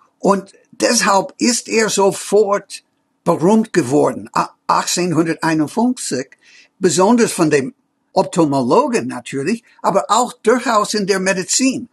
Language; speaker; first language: German; non-native, fluent; English